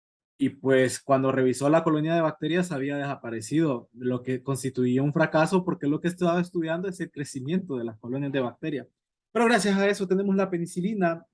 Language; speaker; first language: Spanish; native; Spanish